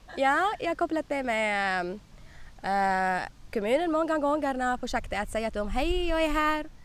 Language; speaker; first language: Swedish; non-native, learner; Arabic